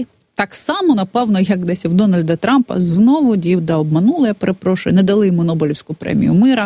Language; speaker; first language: Ukrainian; native; Ukrainian